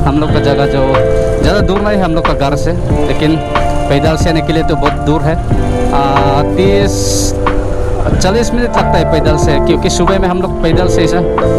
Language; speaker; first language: Hindi; non-native, local second language; Mizo